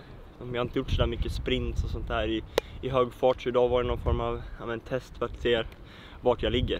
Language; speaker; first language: Swedish; native; Swedish